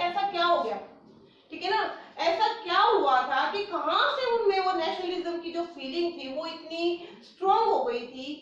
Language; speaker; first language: Hindi; native; Hindi